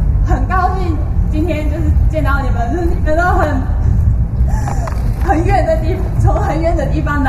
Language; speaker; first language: Chinese; non-native, fluent; Japanese